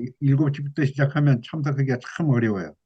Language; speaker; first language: Korean; native; Korean